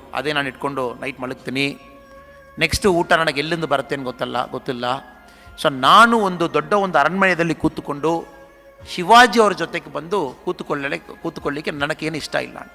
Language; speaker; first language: Kannada; non-native, local second language; Tamil